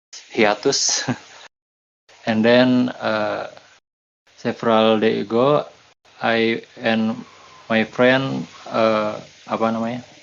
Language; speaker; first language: English; non-native, learner; Indonesian